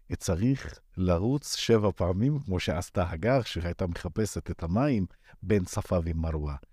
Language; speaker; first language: Hebrew; non-native, local second language; Arabic